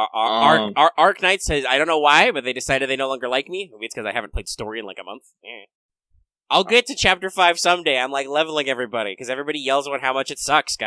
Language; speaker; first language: English; native; English